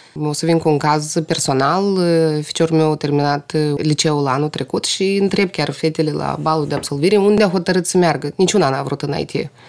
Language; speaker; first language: Romanian; non-native, local second language; Russian